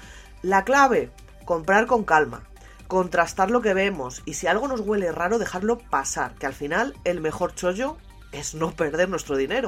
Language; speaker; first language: Spanish; native; Spanish